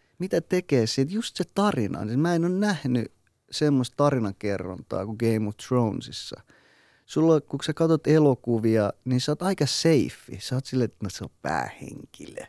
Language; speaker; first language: Finnish; early bilingual, other home language; Persian